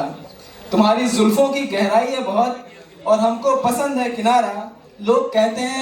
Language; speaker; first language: Hindi; native; Hindi